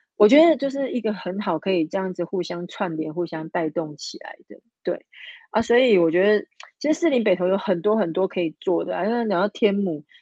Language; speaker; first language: Chinese; native; Chinese